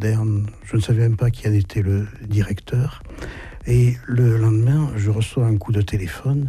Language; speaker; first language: French; native; French